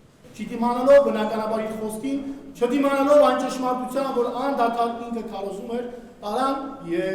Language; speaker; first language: Armenian; native; Armenian